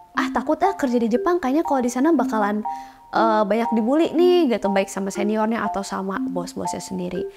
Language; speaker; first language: Indonesian; native; Indonesian